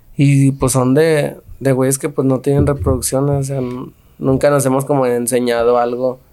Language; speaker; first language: Spanish; native; Spanish